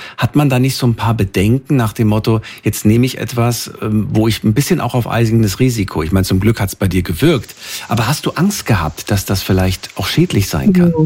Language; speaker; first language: German; native; German